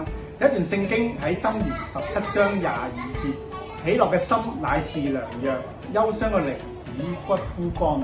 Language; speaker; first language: Cantonese; native; Cantonese